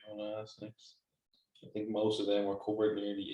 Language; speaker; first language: English; native; English